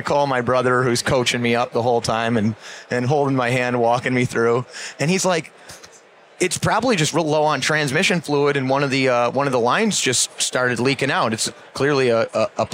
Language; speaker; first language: English; native; English